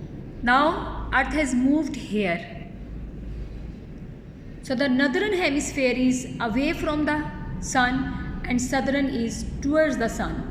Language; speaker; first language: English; non-native, local second language; Urdu